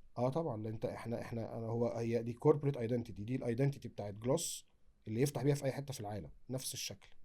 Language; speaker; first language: Egyptian Arabic; native; Egyptian Arabic